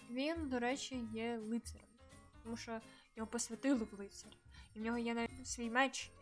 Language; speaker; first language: Ukrainian; native; Ukrainian